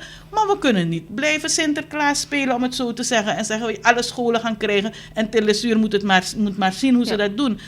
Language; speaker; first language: Dutch; native; Dutch